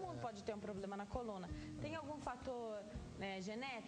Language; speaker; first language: Portuguese; native; Portuguese